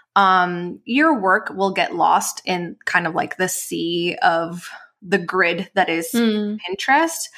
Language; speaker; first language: English; non-native, fluent; Spanish